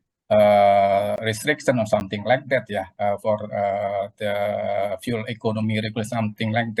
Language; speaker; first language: English; non-native, learner; Indonesian